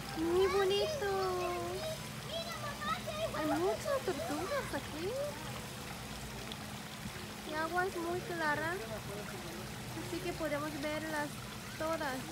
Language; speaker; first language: Spanish; non-native, fluent; Korean